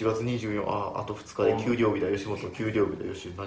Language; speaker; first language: Japanese; native; Japanese